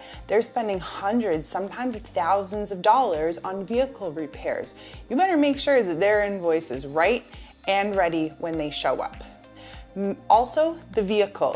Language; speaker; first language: English; native; English